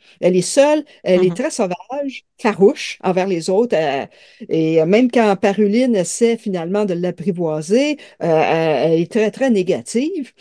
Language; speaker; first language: French; native; French